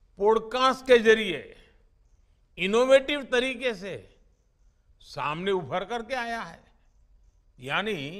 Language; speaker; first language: Hindi; non-native, local second language; Gujarati